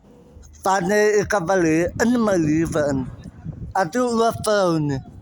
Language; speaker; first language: Dutch; non-native, learner; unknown